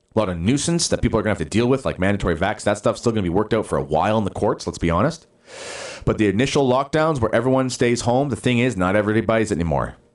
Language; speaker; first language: English; native; English